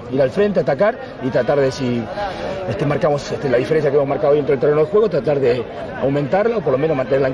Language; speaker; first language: Spanish; native; Spanish